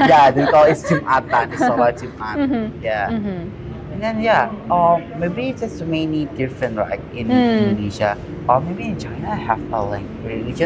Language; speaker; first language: English; non-native, learner; Indonesian